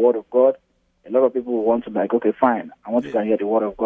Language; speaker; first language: English; non-native, local second language; Igbo